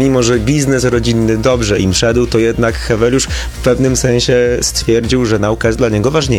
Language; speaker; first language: Polish; native; Polish